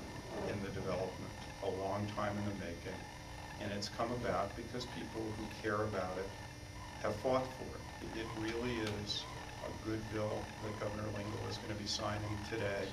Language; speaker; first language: English; native; English